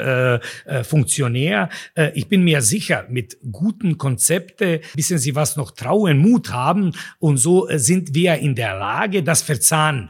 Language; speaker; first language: German; non-native, fluent; Bosnian